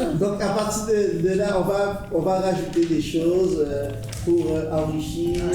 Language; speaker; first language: French; native; French